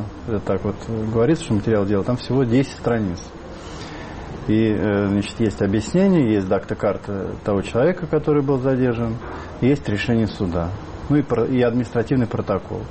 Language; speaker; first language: Russian; native; Russian